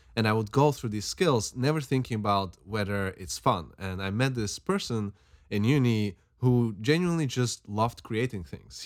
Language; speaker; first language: English; non-native, fluent; Slovak